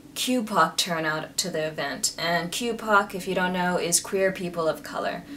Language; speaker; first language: English; native; English